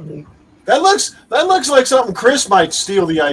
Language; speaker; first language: English; native; English